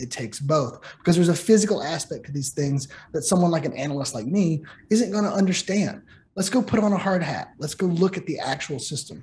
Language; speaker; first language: English; native; English